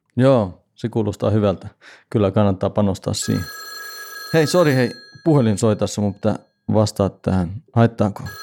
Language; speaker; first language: Finnish; non-native, local second language; Swedish